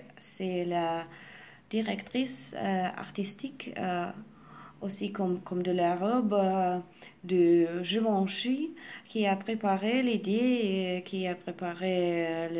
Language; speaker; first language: French; non-native, learner; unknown